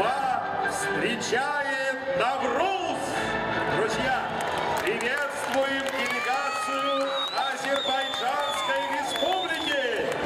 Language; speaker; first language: Russian; native; Russian